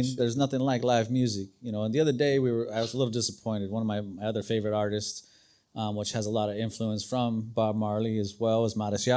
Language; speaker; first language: English; native; English